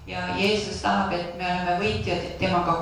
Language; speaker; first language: Finnish; non-native, learner; Estonian